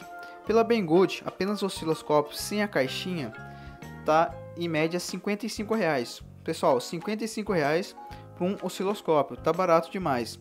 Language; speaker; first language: Portuguese; native; Portuguese